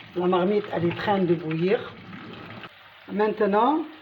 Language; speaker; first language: French; non-native, local second language; Arabic